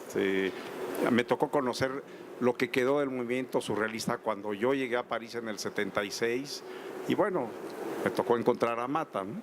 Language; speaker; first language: Spanish; native; Spanish